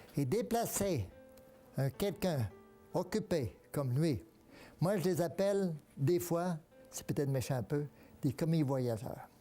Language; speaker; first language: French; native; French